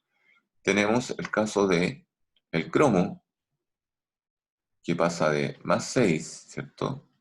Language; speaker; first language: Spanish; native; Spanish